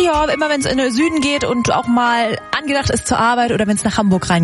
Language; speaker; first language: German; native; German